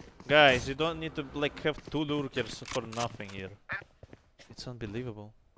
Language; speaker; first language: English; non-native, fluent; Russian